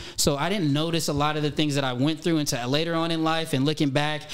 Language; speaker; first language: English; native; English